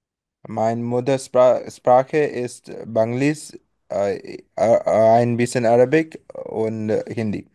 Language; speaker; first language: German; non-native, learner; Bangla